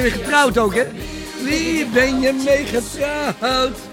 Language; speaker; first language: Dutch; native; Dutch